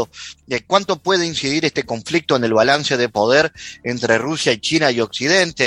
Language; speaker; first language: Spanish; native; Spanish